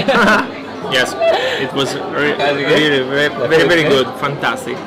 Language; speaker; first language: English; non-native, learner; Italian